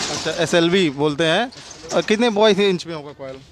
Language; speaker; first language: Hindi; native; Hindi